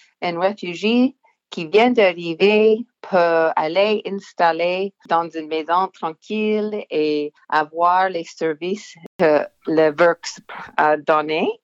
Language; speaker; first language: French; non-native, local second language; English